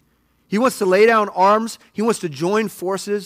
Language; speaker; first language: English; native; English